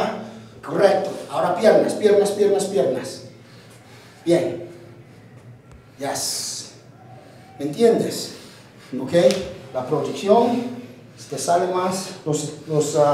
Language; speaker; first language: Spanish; early bilingual, heritage; Spanish